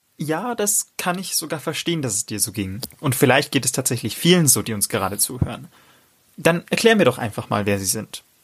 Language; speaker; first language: German; native; German